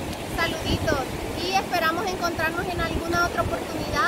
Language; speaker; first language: Spanish; native; Spanish